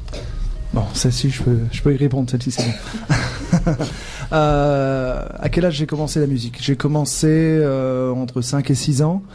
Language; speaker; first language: French; native; French